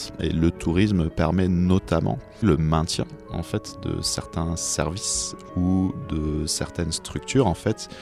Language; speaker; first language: French; native; French